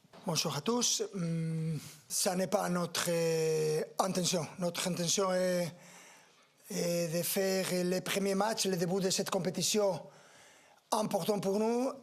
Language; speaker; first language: French; non-native, fluent; Spanish